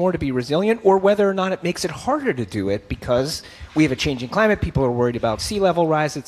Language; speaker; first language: English; native; English